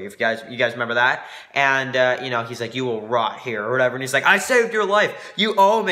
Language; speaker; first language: English; native; English